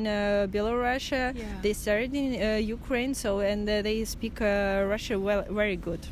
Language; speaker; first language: English; non-native, fluent; Russian